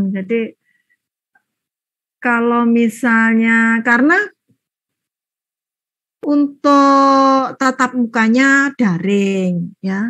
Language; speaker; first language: Indonesian; native; Indonesian